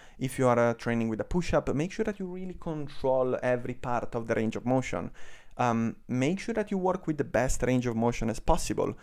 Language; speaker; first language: English; non-native, fluent; Italian